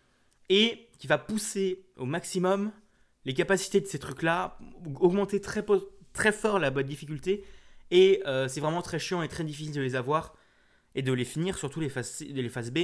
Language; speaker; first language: French; native; French